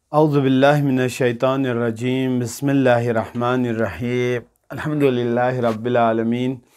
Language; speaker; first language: Urdu; non-native, local second language; Balti